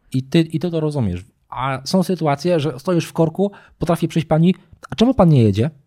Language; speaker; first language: Polish; native; Polish